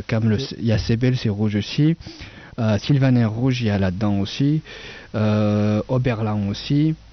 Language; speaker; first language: French; non-native, fluent; Persian